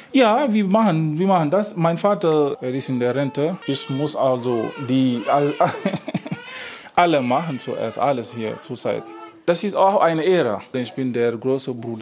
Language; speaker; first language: German; non-native, fluent; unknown